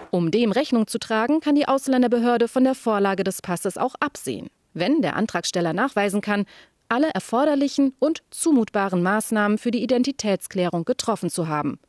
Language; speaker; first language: German; native; German